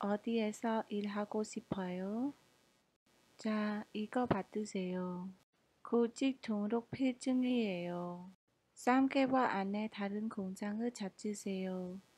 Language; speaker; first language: Korean; non-native, fluent; Khmer